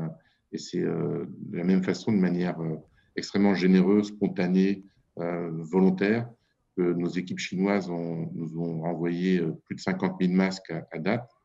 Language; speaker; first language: French; native; French